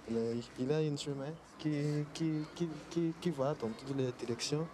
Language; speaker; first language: French; non-native, local second language; Malagasy